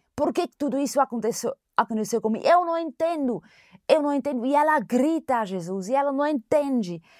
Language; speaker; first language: Portuguese; non-native, fluent; German